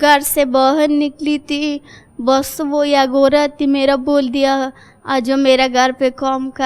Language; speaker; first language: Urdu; non-native, learner; Persian